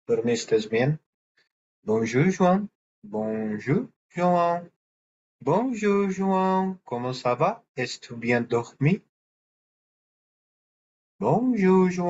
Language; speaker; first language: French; non-native, learner; Portuguese